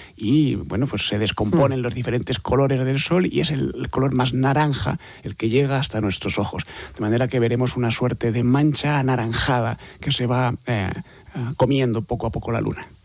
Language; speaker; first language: Spanish; native; Spanish